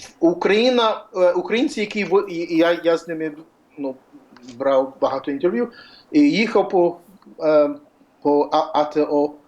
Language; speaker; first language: Ukrainian; early bilingual, heritage; Ukrainian